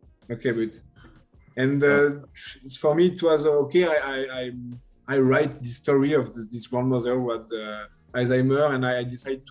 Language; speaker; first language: English; non-native, learner; French